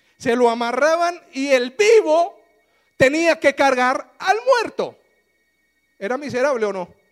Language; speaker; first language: Spanish; native; Spanish